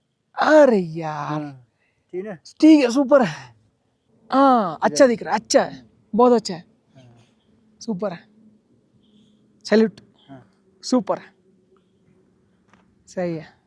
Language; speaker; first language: Hindi; non-native, local second language; Kannada